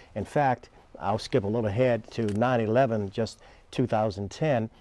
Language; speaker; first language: English; native; English